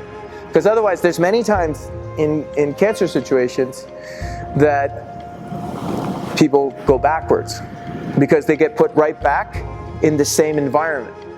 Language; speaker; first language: English; native; English